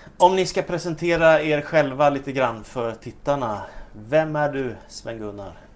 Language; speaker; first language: Swedish; native; Swedish